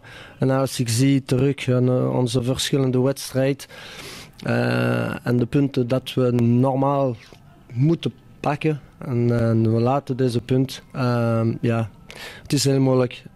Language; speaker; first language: Dutch; non-native, fluent; French